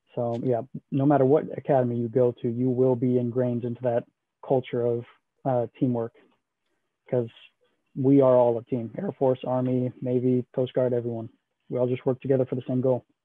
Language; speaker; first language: English; native; English